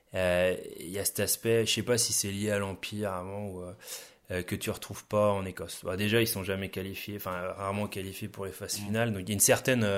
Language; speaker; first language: French; native; French